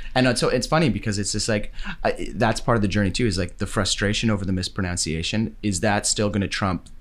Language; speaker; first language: English; native; English